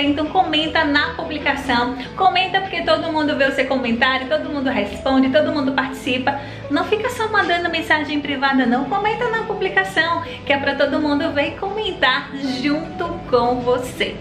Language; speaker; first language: Portuguese; native; Portuguese